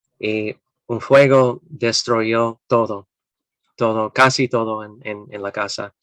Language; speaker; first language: Spanish; non-native, fluent; English